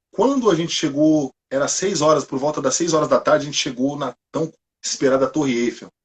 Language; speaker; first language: Portuguese; native; Portuguese